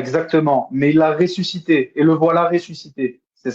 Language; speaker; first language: French; native; French